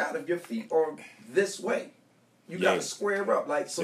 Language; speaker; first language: English; native; English